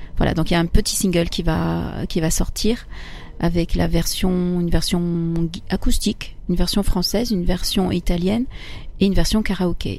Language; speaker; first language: French; early bilingual, other home language; Italian